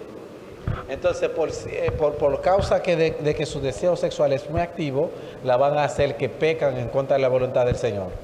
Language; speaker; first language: Spanish; non-native, fluent; Haitian Creole